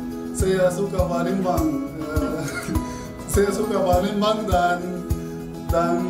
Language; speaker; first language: Indonesian; non-native, learner; Arabic